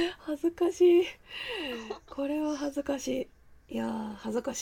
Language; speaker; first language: Japanese; native; Japanese